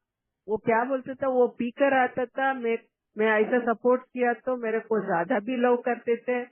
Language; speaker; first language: Hindi; non-native, local second language; Kannada